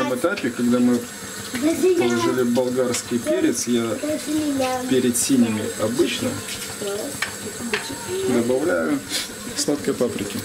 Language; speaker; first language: Russian; native; Russian